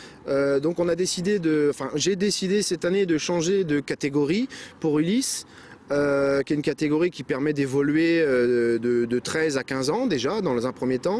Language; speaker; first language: French; native; French